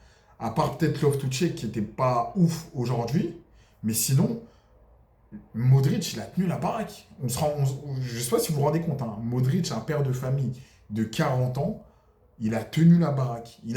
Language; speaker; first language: French; native; French